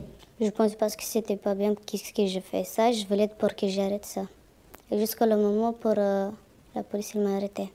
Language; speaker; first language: French; non-native, learner; Romanian